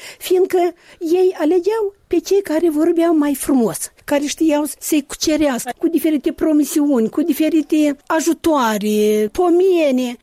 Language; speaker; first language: Romanian; native; Romanian